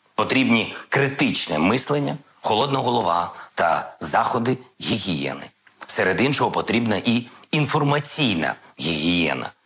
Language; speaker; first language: Ukrainian; non-native, local second language; Russian